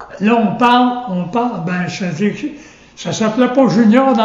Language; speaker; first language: French; native; French